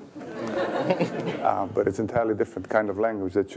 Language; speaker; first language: English; non-native, fluent; Bosnian